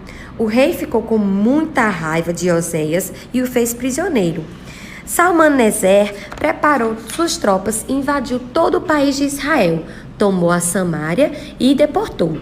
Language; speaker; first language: Portuguese; native; Portuguese